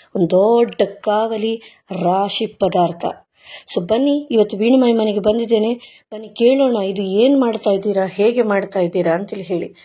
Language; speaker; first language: Kannada; non-native, local second language; Konkani